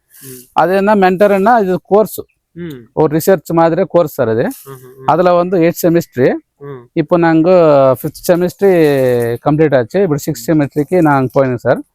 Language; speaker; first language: Tamil; non-native, local second language; Telugu